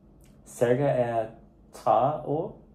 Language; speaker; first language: Danish; non-native, learner; Portuguese